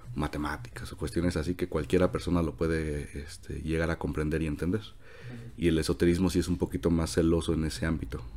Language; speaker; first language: Spanish; native; Spanish